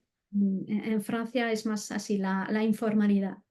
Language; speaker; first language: Spanish; non-native, fluent; French